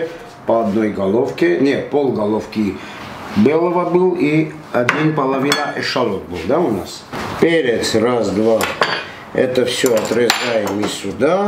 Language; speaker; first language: Russian; non-native, fluent; Armenian